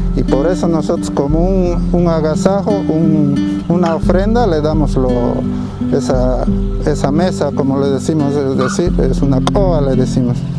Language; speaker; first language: Spanish; non-native, local second language; Quechua